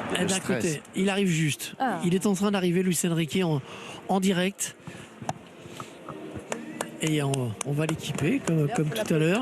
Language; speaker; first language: French; native; French